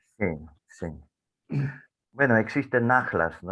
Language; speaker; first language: Spanish; non-native, fluent; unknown